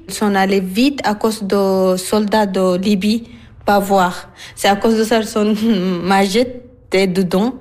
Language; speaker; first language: French; non-native, learner; Arabic